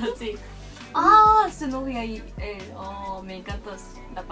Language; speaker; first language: Spanish; non-native, fluent; Korean